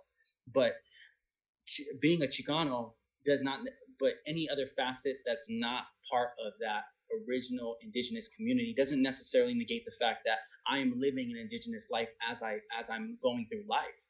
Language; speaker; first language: English; native; English